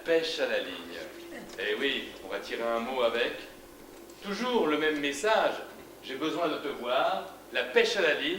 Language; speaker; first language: French; native; French